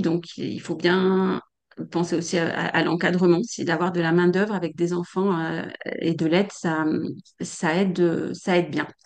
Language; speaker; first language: French; native; French